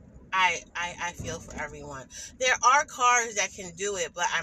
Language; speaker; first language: English; native; English